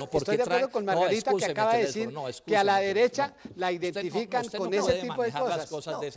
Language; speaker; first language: Spanish; native; Spanish